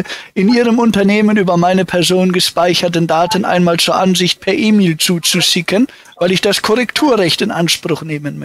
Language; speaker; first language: German; native; German